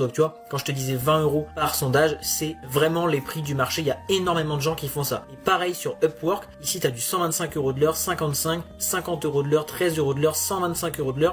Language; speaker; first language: French; native; French